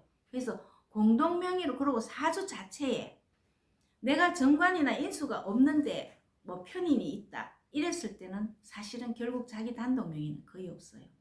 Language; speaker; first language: Korean; native; Korean